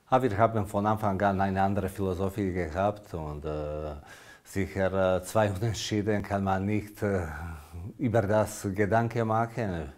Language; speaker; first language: German; non-native, learner; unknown